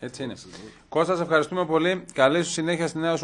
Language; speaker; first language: Greek; native; Greek